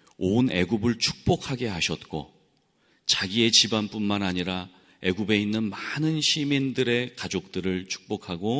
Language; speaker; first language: Korean; native; Korean